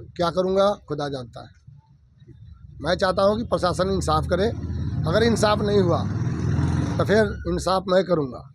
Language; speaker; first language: Hindi; native; Hindi